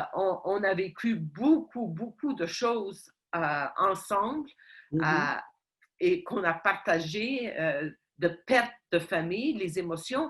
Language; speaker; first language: French; non-native, fluent; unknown